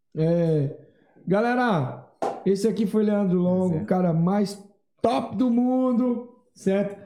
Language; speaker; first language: Portuguese; native; Portuguese